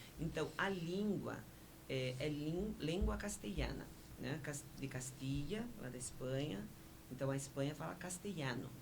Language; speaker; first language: Portuguese; early bilingual, other home language; Spanish